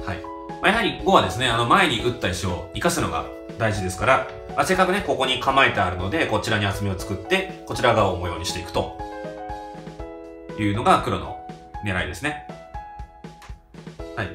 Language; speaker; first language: Japanese; native; Japanese